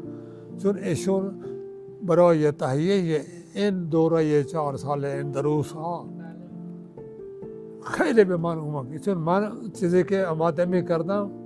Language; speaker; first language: Persian; non-native, fluent; Urdu